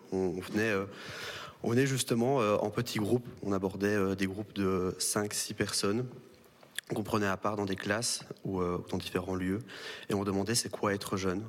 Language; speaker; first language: French; native; French